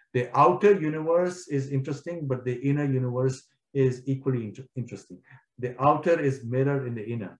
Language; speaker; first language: English; non-native, local second language; Kashmiri